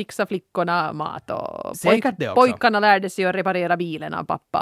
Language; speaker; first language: Swedish; native; Swedish